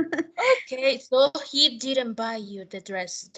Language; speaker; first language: English; non-native, fluent; Spanish